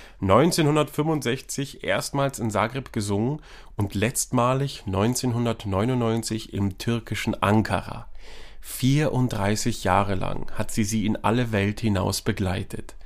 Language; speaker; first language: German; native; German